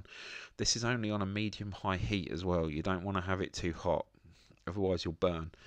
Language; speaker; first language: English; native; English